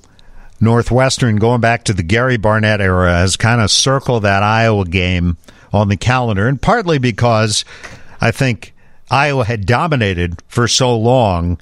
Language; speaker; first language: English; native; English